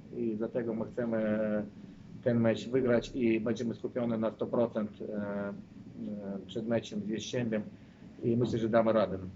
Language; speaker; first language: Polish; non-native, learner; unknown